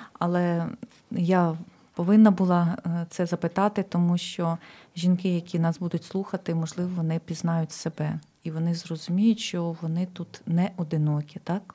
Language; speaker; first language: Ukrainian; native; Ukrainian